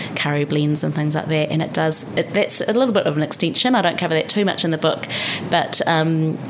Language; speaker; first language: English; native; English